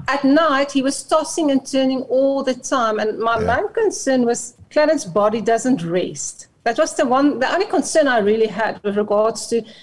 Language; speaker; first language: English; non-native, local second language; Afrikaans